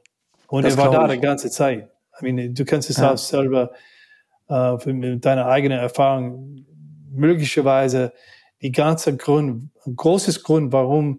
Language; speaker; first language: German; non-native, learner; English